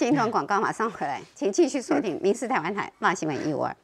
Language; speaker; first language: Chinese; native; Chinese